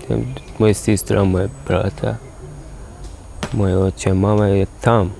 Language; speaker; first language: Slovenian; non-native, learner; Persian